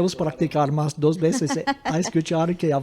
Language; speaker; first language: Spanish; non-native, fluent; English